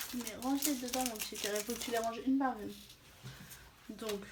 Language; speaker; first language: French; native; French